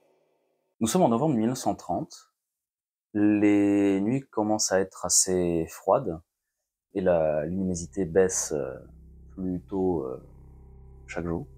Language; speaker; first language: French; native; French